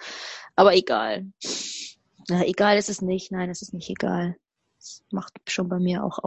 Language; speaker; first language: German; native; German